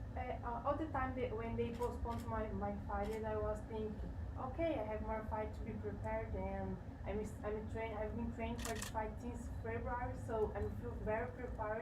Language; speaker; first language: English; non-native, learner; Portuguese